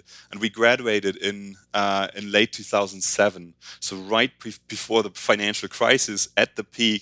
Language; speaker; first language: English; non-native, fluent; German